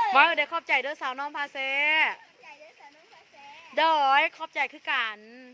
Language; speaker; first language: Thai; native; Thai